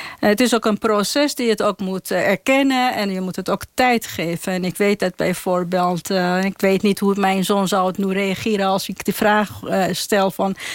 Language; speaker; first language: Dutch; non-native, fluent; Persian